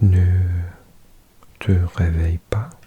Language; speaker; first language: French; non-native, learner; English